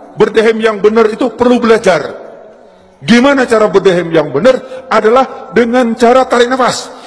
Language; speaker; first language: Indonesian; non-native, local second language; Javanese